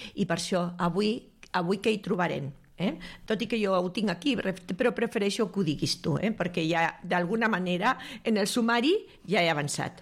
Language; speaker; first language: Catalan; native; Catalan